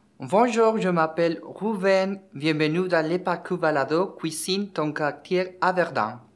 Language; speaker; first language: French; non-native, learner; Spanish